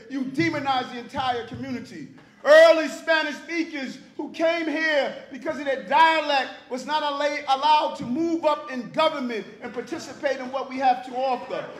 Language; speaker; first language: English; native; English